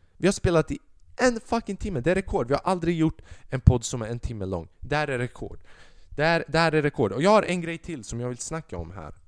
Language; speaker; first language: Swedish; early bilingual, other home language; Albanian